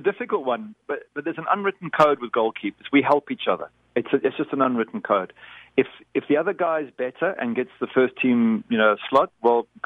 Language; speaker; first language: English; native; English